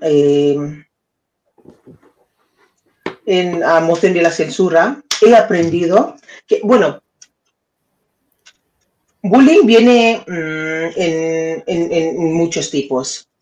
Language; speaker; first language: Spanish; non-native, fluent; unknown